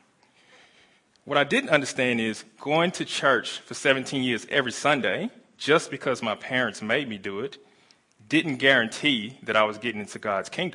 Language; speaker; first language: English; native; English